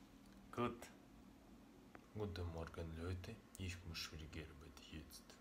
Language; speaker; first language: German; non-native, learner; Russian